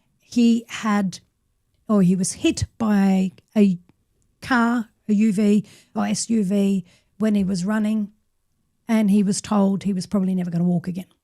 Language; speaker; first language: English; native; English